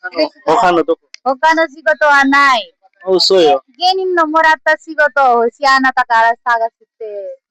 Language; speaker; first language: Japanese; non-native, learner; Nepali